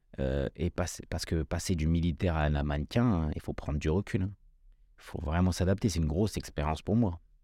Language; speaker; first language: French; early bilingual, other home language; Kabyle